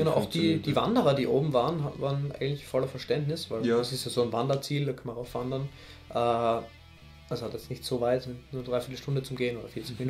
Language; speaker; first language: German; native; German